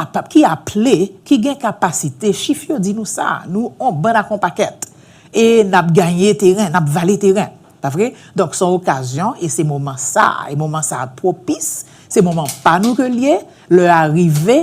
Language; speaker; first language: Haitian Creole; early bilingual, heritage; Haitian Creole